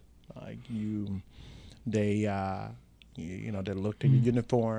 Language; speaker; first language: English; non-native, local second language; Yoruba